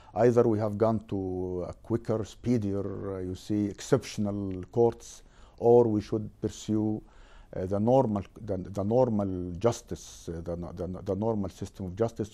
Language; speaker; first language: English; non-native, fluent; Arabic